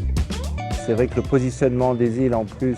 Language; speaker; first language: French; native; French